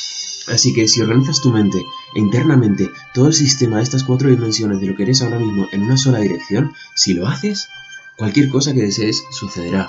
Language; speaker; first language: Spanish; native; Spanish